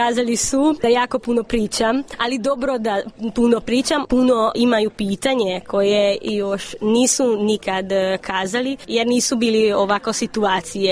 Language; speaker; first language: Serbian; non-native, local second language; Hungarian